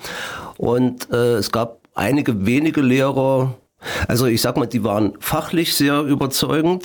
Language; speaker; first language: German; native; German